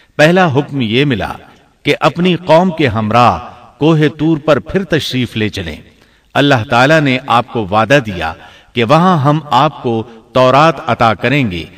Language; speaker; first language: Urdu; native; Urdu